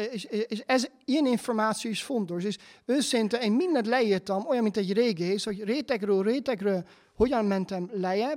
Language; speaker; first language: Hungarian; non-native, fluent; Dutch